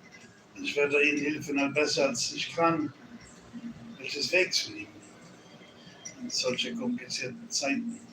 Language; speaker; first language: German; non-native, learner; English